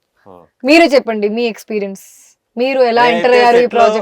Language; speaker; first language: Telugu; non-native, local second language; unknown